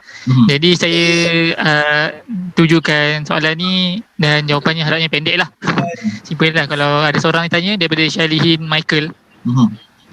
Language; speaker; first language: Malay; native; Malay